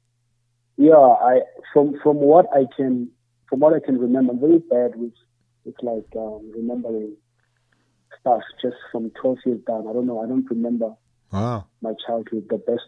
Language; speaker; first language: English; non-native, local second language; Zulu